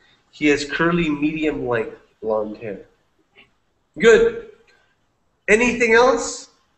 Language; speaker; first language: English; native; English